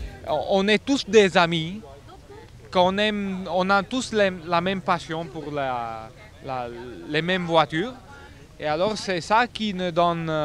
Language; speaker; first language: French; non-native, fluent; Italian